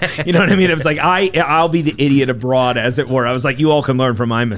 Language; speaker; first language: English; native; English